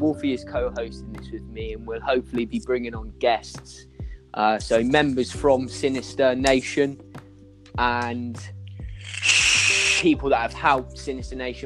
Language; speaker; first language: English; native; English